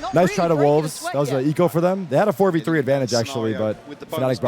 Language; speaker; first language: English; native; English